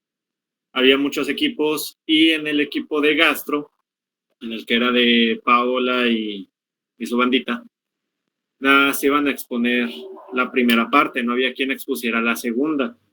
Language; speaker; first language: Spanish; native; Spanish